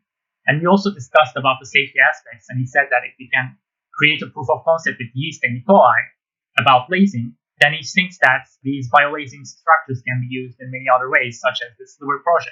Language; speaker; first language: English; non-native, fluent; Turkish